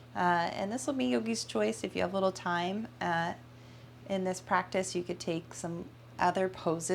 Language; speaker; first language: English; native; English